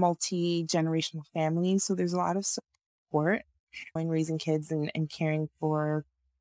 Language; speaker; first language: English; non-native, local second language; Yoruba